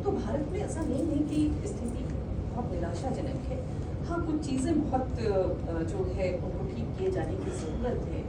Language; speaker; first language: Hindi; native; Hindi